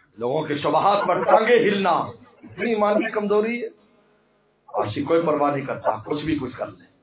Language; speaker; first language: Urdu; non-native, local second language; Punjabi